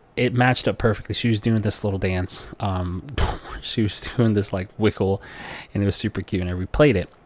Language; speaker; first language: English; non-native, local second language; Filipino